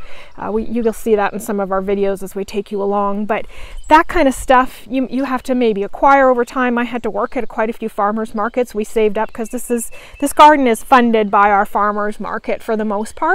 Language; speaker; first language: English; native; English